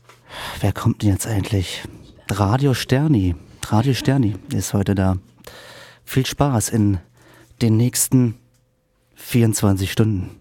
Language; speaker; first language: German; native; German